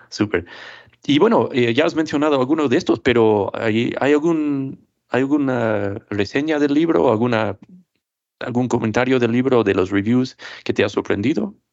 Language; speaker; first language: Spanish; non-native, fluent; English